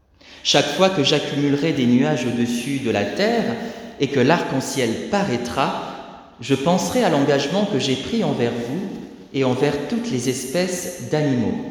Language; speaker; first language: French; native; French